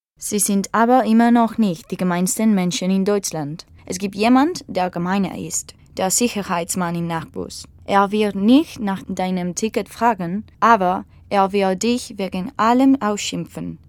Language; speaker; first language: German; non-native, learner; Spanish